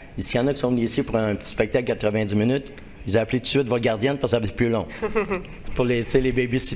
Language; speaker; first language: French; native; French